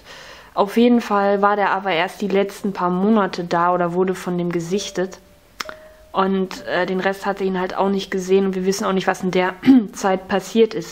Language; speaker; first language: German; native; German